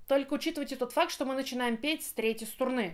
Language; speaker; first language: Russian; native; Russian